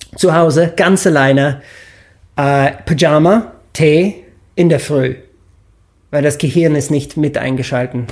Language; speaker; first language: German; non-native, fluent; English